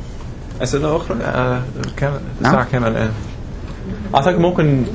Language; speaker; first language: Arabic; non-native, fluent; English